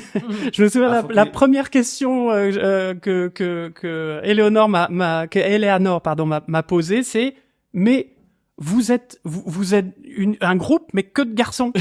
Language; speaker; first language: French; native; French